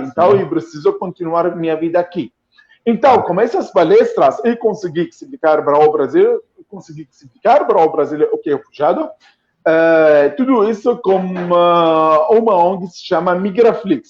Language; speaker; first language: Portuguese; non-native, fluent; Arabic